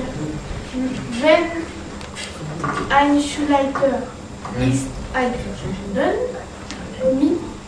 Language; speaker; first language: German; non-native, learner; French